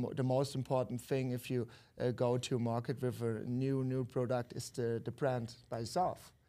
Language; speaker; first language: English; non-native, learner; German